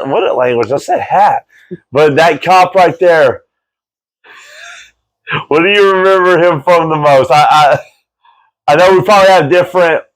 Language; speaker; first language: English; native; English